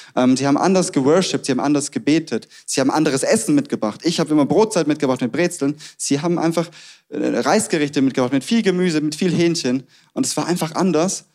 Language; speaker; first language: German; native; German